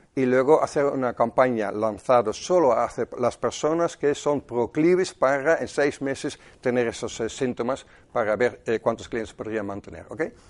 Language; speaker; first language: Spanish; non-native, fluent; Dutch